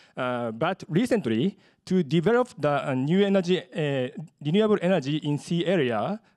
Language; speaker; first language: English; non-native, fluent; Japanese